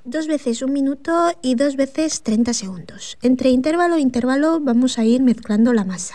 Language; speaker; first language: Spanish; native; Spanish